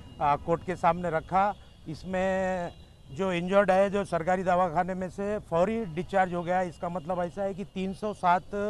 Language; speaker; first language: Urdu; native; Urdu